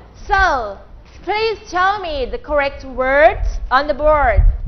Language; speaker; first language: English; non-native, fluent; Thai